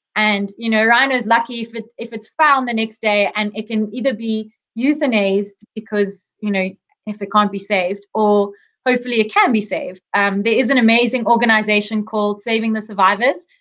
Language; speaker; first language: English; native; English